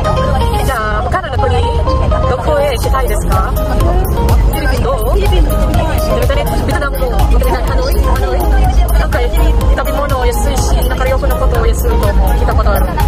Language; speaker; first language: Japanese; non-native, learner; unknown